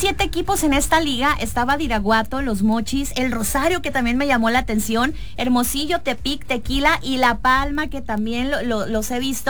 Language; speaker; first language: Spanish; native; Spanish